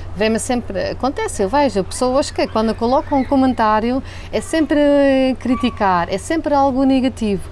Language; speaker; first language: Portuguese; non-native, fluent; Dutch